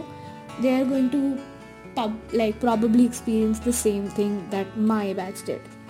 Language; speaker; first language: English; non-native, local second language; Hindi